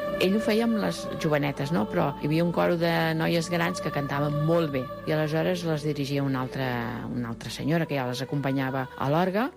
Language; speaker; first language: Catalan; early bilingual, other home language; Spanish